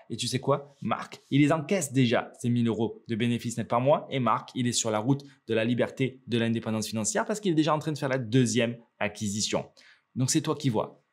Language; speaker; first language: French; native; French